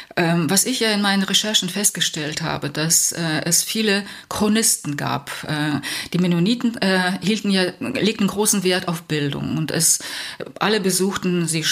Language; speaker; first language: German; early bilingual, heritage; Plautdietsch